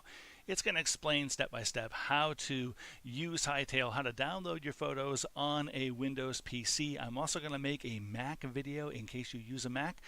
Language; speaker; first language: English; native; English